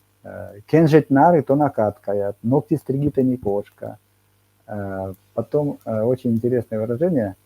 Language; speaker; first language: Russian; non-native, local second language; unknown